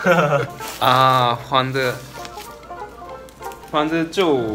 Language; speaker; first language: Chinese; non-native, fluent; Japanese